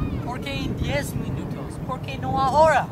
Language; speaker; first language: Spanish; non-native, learner; English